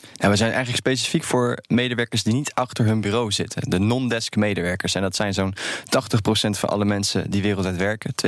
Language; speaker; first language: Dutch; native; Dutch